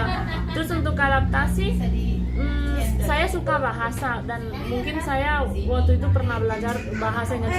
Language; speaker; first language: Indonesian; non-native, fluent; Spanish